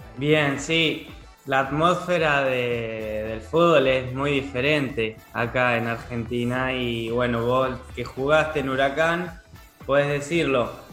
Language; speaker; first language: Spanish; native; Spanish